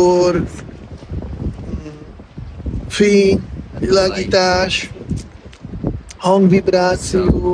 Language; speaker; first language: Hungarian; non-native, fluent; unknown